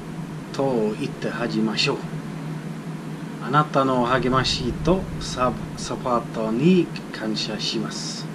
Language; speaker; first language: Japanese; non-native, learner; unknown